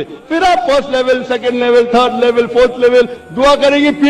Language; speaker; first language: Hindi; non-native, local second language; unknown